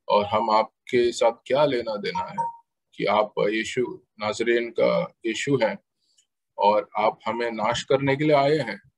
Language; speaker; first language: Hindi; non-native, local second language; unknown